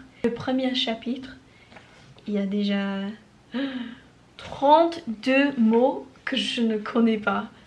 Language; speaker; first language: French; non-native, learner; English